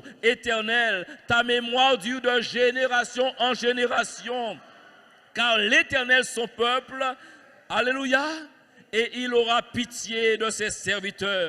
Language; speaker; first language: French; native; French